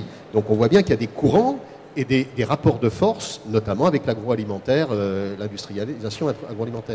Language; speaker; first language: French; native; French